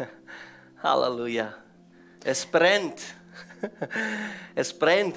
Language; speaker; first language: German; non-native, fluent; Persian